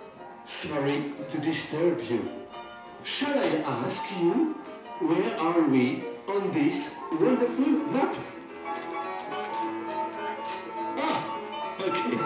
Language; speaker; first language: English; non-native, learner; French